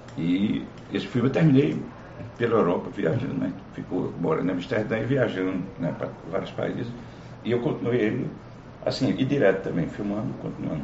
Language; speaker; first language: Portuguese; native; Portuguese